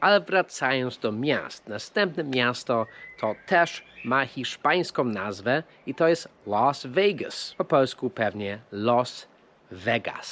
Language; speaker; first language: Polish; non-native, fluent; English